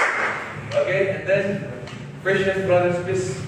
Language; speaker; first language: English; non-native, fluent; Indonesian